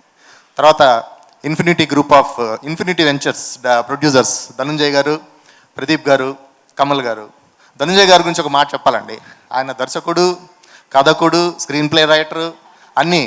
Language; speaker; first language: Telugu; native; Telugu